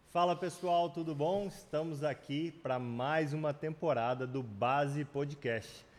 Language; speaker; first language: Portuguese; native; Portuguese